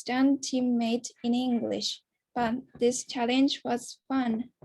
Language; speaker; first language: English; non-native, learner; Japanese